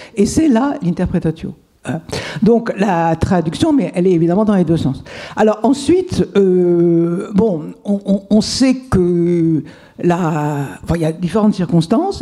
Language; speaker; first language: French; native; French